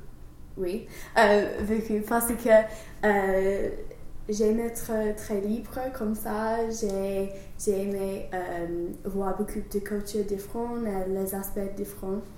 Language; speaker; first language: French; non-native, learner; English